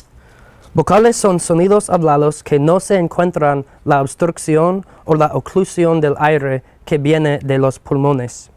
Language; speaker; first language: Spanish; non-native, fluent; English